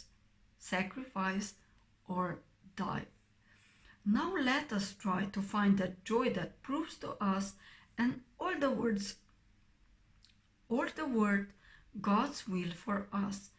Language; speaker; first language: English; non-native, fluent; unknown